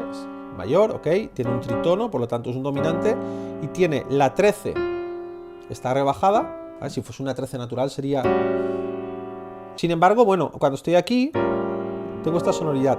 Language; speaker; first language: Spanish; native; Spanish